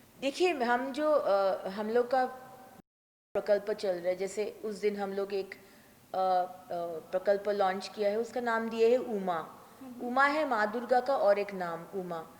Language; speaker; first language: Hindi; non-native, local second language; Bangla